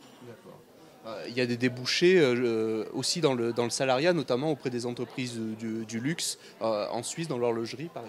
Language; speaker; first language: French; native; French